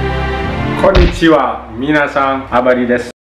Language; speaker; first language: Japanese; non-native, learner; Sundanese